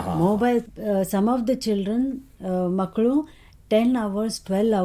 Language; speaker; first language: Kannada; non-native, local second language; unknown